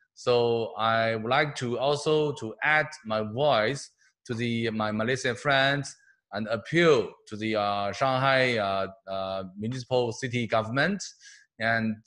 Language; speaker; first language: English; non-native, fluent; Chinese